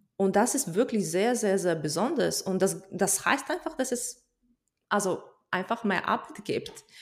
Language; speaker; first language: German; non-native, fluent; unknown